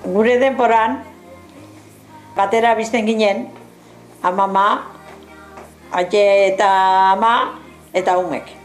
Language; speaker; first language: Basque; native; Basque